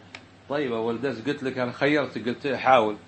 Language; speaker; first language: Arabic; native; Arabic